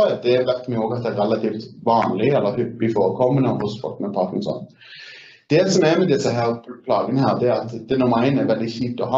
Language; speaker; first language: Norwegian; native; Norwegian